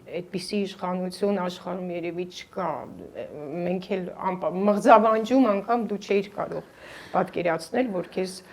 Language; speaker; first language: Armenian; native; Armenian